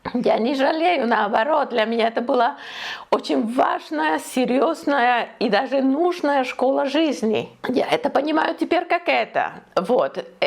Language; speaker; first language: Russian; non-native, fluent; Spanish